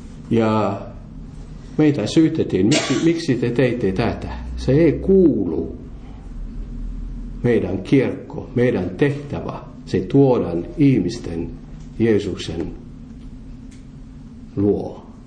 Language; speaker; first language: Finnish; non-native, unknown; Morisyen